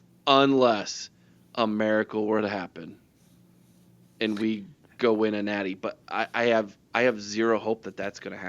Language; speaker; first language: English; native; English